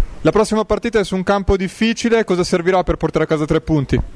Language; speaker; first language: Italian; native; Italian